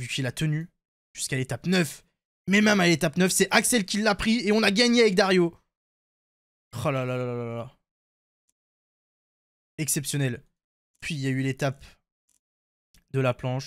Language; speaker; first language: French; native; French